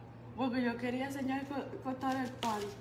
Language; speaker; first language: Spanish; early bilingual, heritage; Spanish